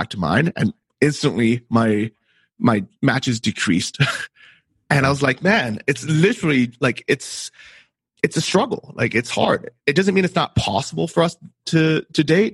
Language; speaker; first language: English; native; English